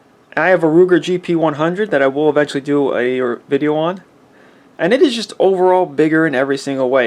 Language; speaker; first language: English; native; English